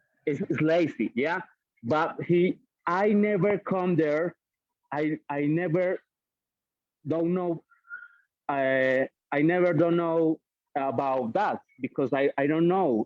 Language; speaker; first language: English; non-native, learner; Spanish